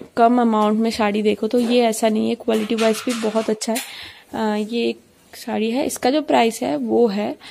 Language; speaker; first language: Hindi; non-native, local second language; Bangla